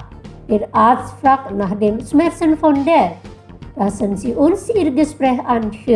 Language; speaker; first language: German; non-native, fluent; Indonesian